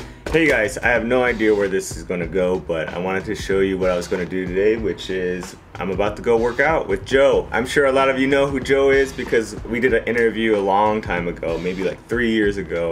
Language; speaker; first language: English; native; English